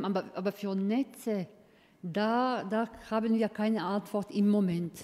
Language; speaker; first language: German; non-native, fluent; Croatian